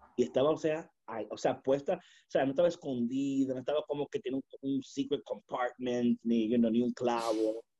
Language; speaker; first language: Spanish; early bilingual, heritage; Spanish